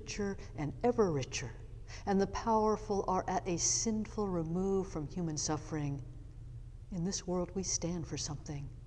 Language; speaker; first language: English; native; English